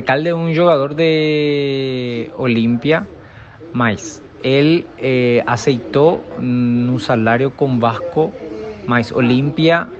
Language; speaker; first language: Portuguese; non-native, learner; Spanish